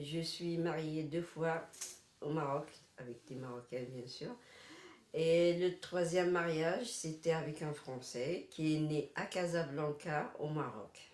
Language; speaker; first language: French; non-native, local second language; Arabic